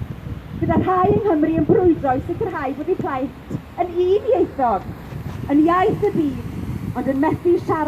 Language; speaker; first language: Welsh; native; Welsh